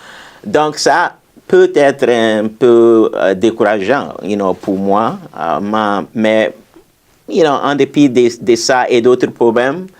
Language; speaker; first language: French; non-native, fluent; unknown